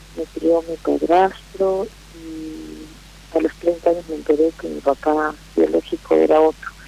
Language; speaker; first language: Spanish; native; Spanish